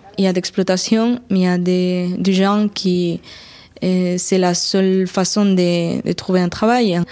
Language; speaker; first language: French; non-native, fluent; Spanish